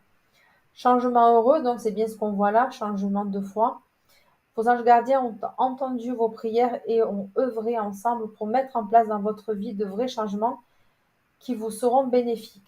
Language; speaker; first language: French; native; French